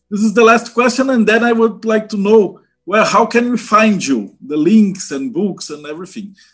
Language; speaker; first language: English; non-native, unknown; Portuguese